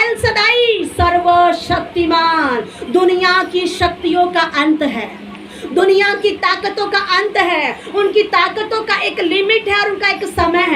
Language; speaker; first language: Hindi; native; Hindi